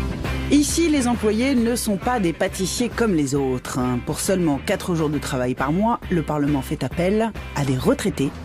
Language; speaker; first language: French; native; French